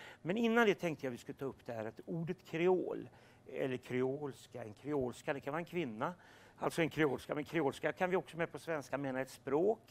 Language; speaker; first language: Swedish; native; Swedish